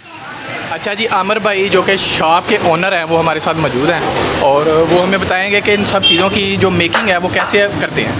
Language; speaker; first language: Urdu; non-native, local second language; Punjabi